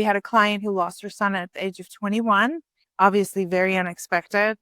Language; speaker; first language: English; early bilingual, other home language; Persian